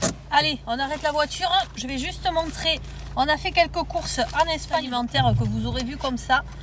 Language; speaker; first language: French; native; French